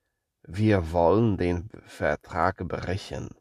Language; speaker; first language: German; non-native, fluent; Polish